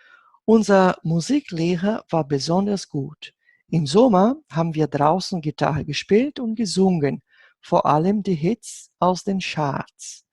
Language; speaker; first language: German; non-native, fluent; Portuguese